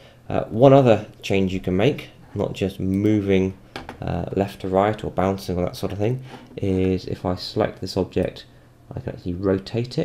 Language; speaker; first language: English; native; English